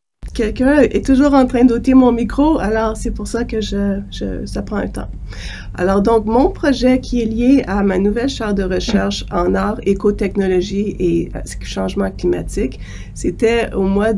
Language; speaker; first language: French; native; French